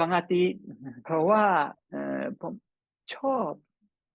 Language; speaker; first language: Thai; non-native, learner; English